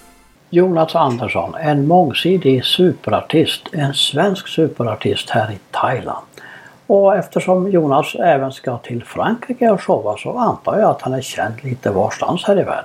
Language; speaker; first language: Swedish; native; Swedish